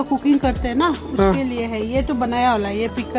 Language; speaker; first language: Hindi; non-native, local second language; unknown